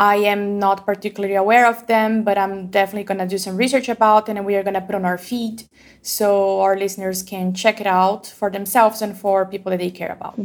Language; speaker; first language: English; non-native, fluent; Portuguese